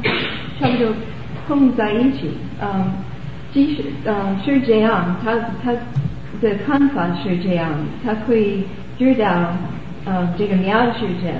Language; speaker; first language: Chinese; non-native, learner; English